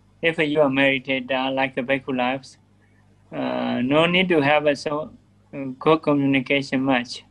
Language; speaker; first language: English; non-native, learner; Burmese